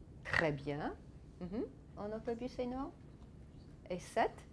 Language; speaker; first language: French; non-native, fluent; English